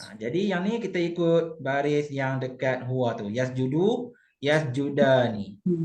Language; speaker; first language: Malay; native; Malay